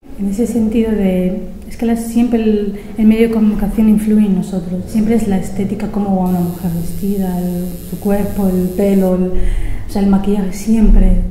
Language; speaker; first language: Spanish; early bilingual, other home language; Arabic